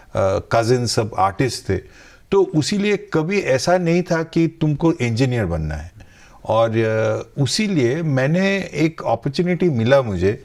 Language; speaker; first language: Hindi; non-native, local second language; Bangla